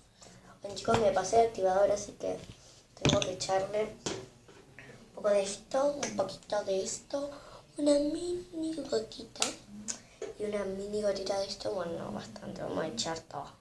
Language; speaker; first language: Spanish; native; Spanish